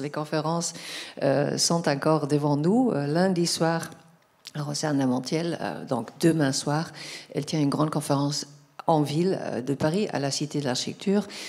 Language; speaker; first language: French; non-native, fluent; German